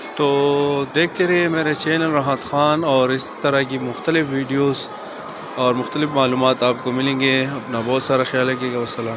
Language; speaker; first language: Urdu; non-native, local second language; Pashto